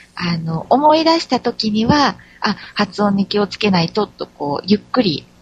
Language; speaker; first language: Japanese; native; Japanese